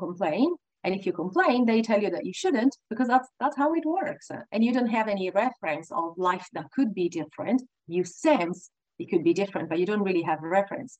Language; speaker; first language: English; non-native, fluent; Italian